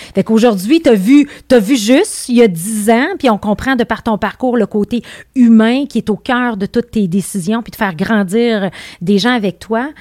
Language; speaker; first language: French; native; French